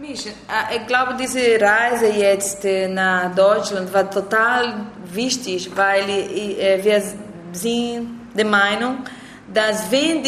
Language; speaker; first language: German; non-native, learner; Portuguese